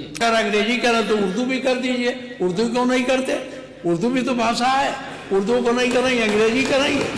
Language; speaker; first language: Hindi; native; Hindi